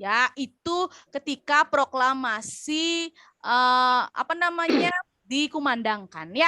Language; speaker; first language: Indonesian; native; Indonesian